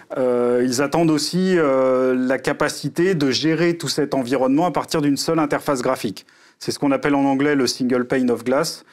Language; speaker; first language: French; native; French